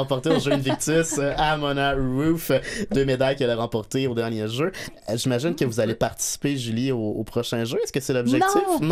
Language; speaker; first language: French; native; French